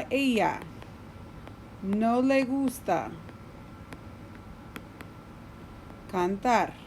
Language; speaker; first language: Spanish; non-native, fluent; English